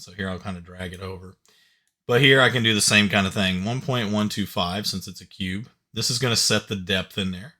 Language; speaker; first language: English; native; English